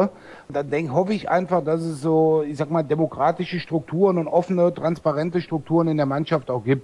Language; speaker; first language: German; native; German